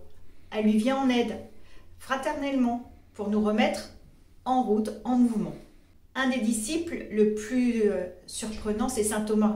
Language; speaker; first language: French; native; French